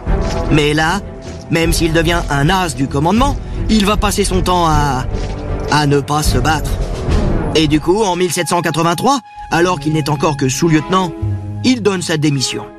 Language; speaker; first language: French; native; French